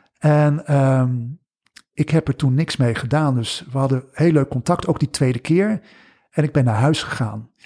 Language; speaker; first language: Dutch; early bilingual, other home language; English